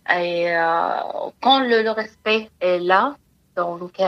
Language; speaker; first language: French; non-native, fluent; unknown